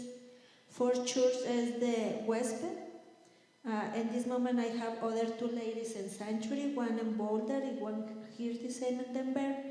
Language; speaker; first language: English; non-native, learner; Spanish